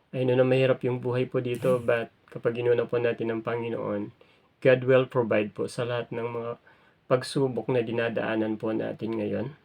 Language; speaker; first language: Filipino; native; Filipino